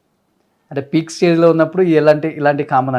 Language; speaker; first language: Telugu; native; Telugu